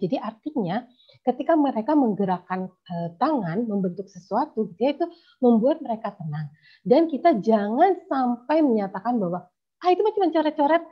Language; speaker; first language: Indonesian; native; Indonesian